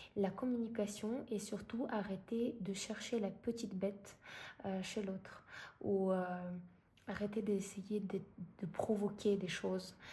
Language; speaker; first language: French; non-native, fluent; Russian